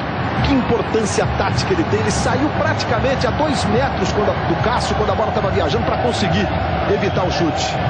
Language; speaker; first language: Portuguese; native; Portuguese